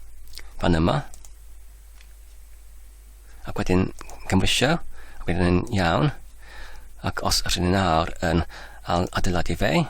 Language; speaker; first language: Welsh; non-native, learner; English